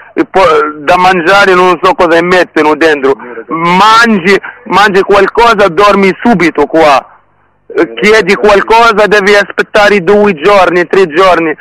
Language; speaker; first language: Italian; non-native, learner; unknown